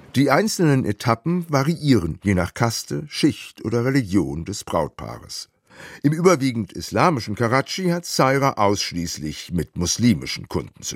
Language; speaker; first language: German; native; German